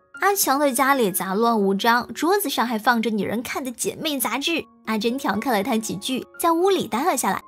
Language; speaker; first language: Chinese; native; Chinese